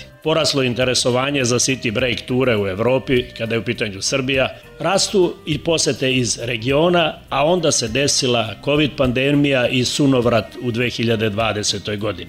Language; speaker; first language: Serbian; native; Serbian